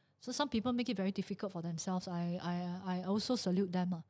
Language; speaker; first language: English; non-native, local second language; Chinese